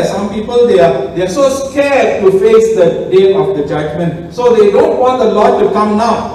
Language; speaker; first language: English; non-native, local second language; Tamil